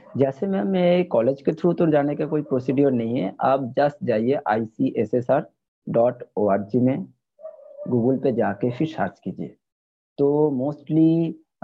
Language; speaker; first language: Hindi; non-native, local second language; Bangla